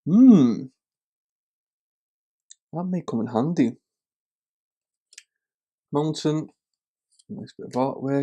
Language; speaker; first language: English; native; English